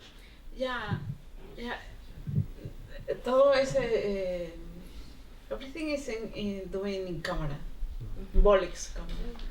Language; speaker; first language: English; non-native, learner; Spanish